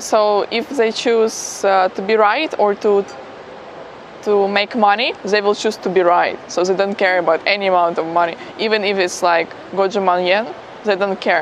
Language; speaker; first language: English; non-native, fluent; Ukrainian